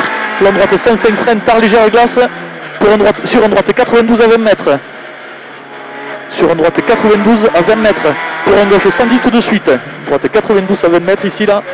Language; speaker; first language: French; native; French